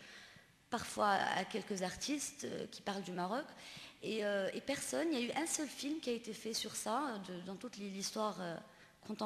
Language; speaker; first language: French; non-native, local second language; Arabic